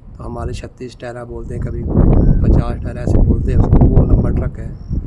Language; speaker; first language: Hindi; non-native, local second language; Punjabi